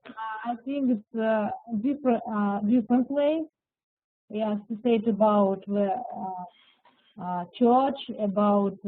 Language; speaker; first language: English; non-native, learner; Russian